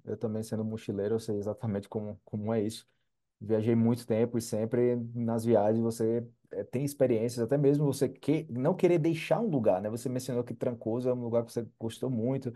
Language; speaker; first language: Portuguese; native; Portuguese